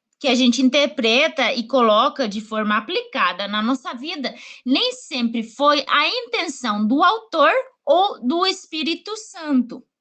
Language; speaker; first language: Portuguese; non-native, fluent; Spanish